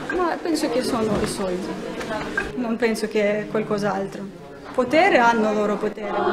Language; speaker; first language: Italian; early bilingual, other home language; Russian